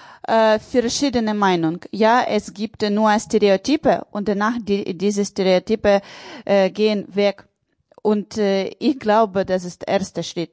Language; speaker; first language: German; non-native, learner; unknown